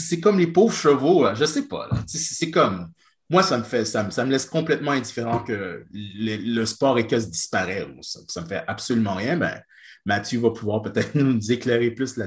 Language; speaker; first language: French; native; French